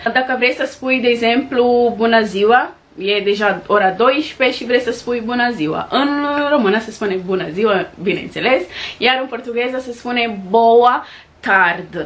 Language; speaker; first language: Romanian; non-native, fluent; Portuguese